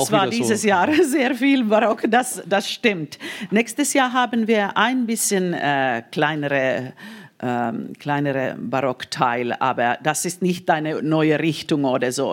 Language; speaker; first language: German; non-native, fluent; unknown